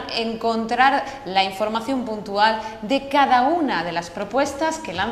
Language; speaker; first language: Spanish; native; Spanish